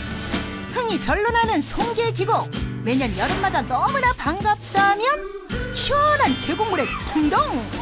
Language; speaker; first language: Korean; native; Korean